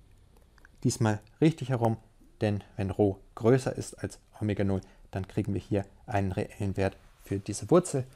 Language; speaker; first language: German; native; German